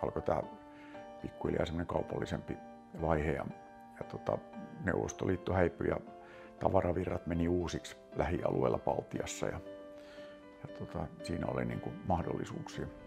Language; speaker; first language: Finnish; native; Finnish